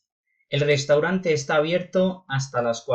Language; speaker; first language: Spanish; non-native, fluent; Urdu